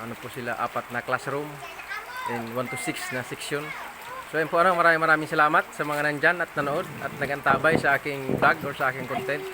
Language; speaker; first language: Filipino; non-native, local second language; Bikol